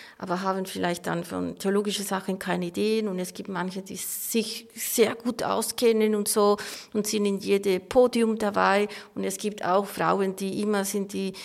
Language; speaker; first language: German; non-native, fluent; Spanish